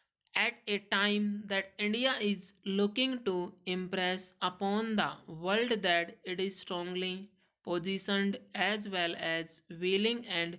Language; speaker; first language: English; non-native, local second language; Hindi